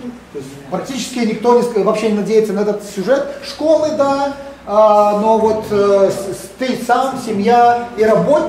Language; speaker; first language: Russian; native; Russian